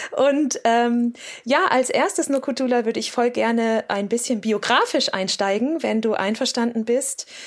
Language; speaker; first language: German; native; German